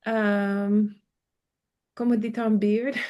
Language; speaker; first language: French; non-native, learner; Spanish